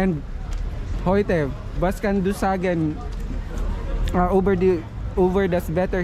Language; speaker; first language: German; non-native, learner; Filipino